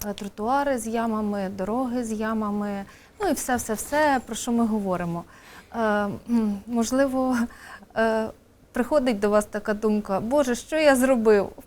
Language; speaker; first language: Ukrainian; native; Ukrainian